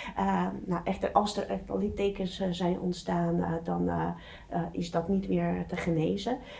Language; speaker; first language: Dutch; non-native, fluent; Czech